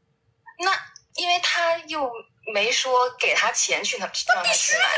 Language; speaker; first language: Chinese; native; Chinese